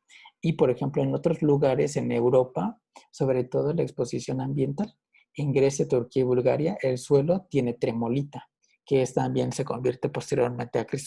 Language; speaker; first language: Spanish; native; Spanish